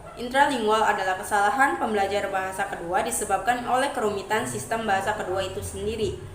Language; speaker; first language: Indonesian; non-native, local second language; Javanese